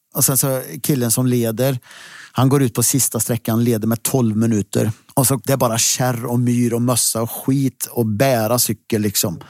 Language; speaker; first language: Swedish; native; Swedish